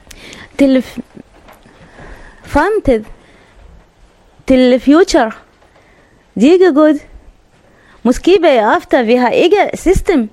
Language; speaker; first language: Danish; non-native, learner; Arabic